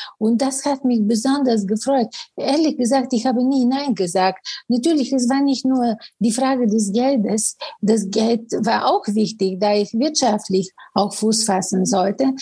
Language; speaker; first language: German; non-native, fluent; Bulgarian